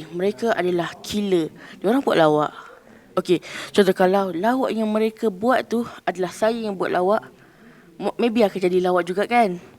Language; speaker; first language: Malay; native; Malay